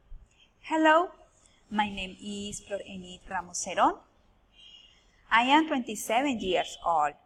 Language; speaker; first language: English; non-native, learner; Spanish